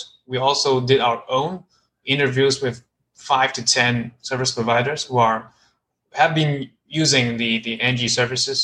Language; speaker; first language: English; non-native, local second language; Cantonese